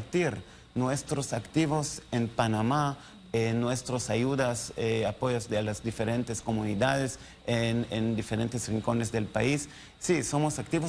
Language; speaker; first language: Spanish; non-native, learner; Hebrew